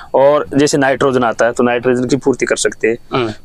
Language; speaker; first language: Hindi; native; Hindi